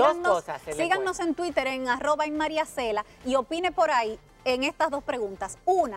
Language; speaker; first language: Spanish; native; Spanish